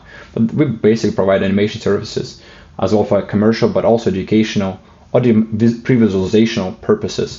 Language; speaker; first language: English; non-native, fluent; Russian